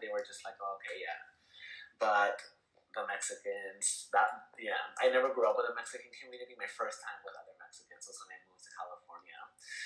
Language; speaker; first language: English; early bilingual, other home language; Spanish